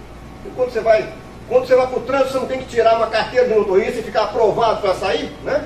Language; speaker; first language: Portuguese; native; Portuguese